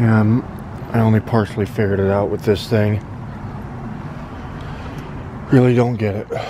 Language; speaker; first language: English; native; English